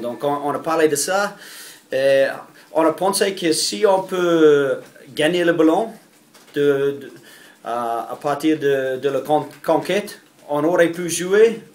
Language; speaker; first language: French; non-native, fluent; English